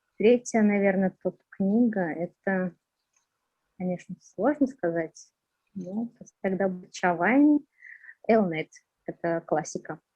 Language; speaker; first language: Russian; non-native, local second language; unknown